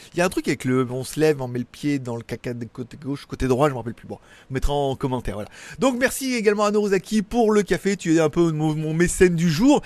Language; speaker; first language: French; native; French